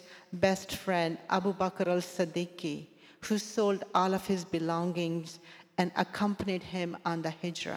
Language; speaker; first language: English; non-native, local second language; Punjabi